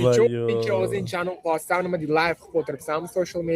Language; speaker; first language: Uzbek; non-native, local second language; Kara-Kalpak